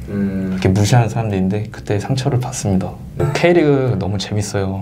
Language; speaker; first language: Korean; native; Korean